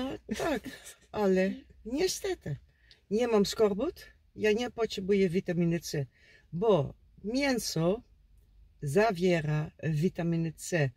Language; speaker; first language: Polish; non-native, learner; Dutch